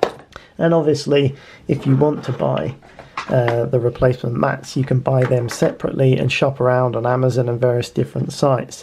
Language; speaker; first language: English; native; English